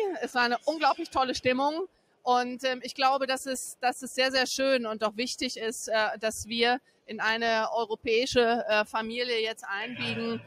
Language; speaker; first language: German; native; German